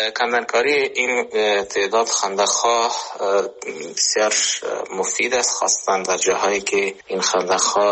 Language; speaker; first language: Persian; native; Persian